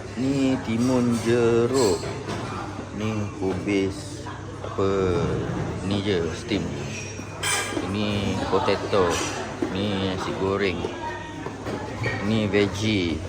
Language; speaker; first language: Malay; native; Malay